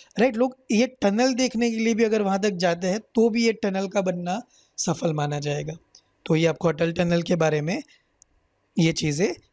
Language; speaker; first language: Hindi; native; Hindi